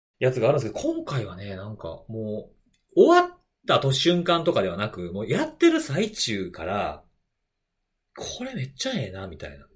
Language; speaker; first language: Japanese; native; Japanese